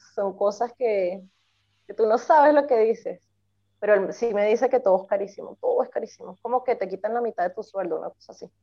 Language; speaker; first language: Spanish; native; Spanish